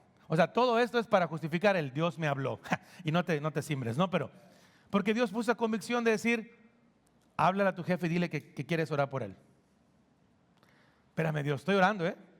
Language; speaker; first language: Spanish; native; Spanish